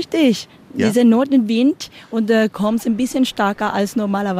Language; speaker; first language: German; non-native, learner; Spanish